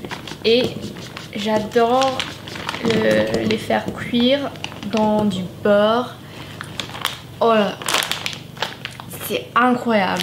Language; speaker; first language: French; non-native, fluent; English